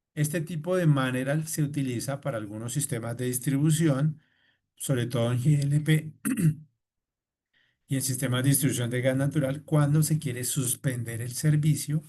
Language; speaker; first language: Spanish; native; Spanish